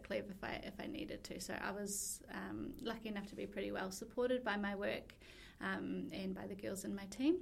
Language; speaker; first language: English; native; English